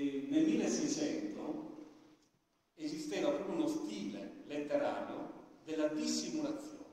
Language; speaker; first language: Italian; native; Italian